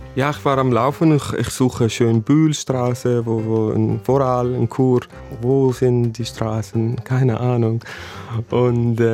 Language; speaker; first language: German; non-native, fluent; Arabic